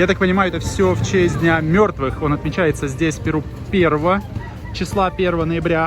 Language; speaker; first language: Russian; native; Russian